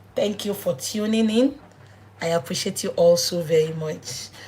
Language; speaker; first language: English; non-native, local second language; Yoruba